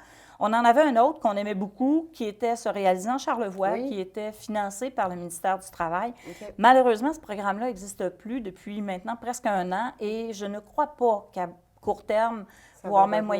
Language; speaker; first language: French; native; French